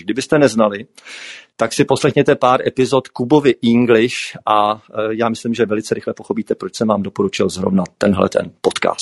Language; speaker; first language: Czech; native; Czech